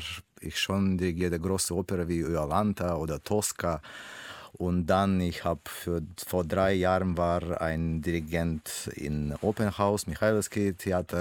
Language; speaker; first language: German; non-native, learner; Russian